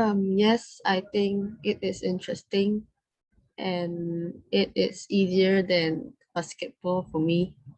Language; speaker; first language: English; non-native, learner; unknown